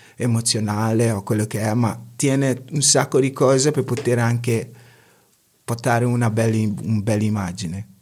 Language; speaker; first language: Italian; non-native, fluent; Akan